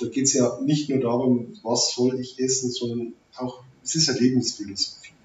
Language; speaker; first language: German; native; German